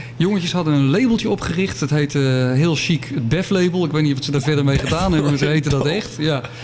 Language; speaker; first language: Dutch; native; Dutch